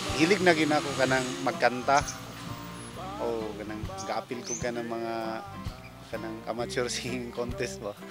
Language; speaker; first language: Cebuano; non-native, local second language; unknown